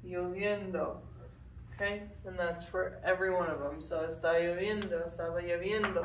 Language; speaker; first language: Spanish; non-native, fluent; English